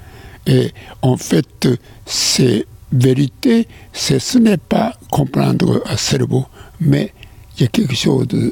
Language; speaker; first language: French; non-native, learner; Japanese